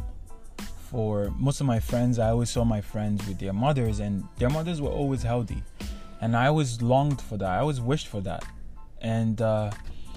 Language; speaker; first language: English; non-native, local second language; Igbo